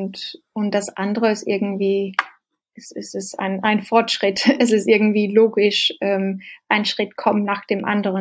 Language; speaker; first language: German; non-native, fluent; Danish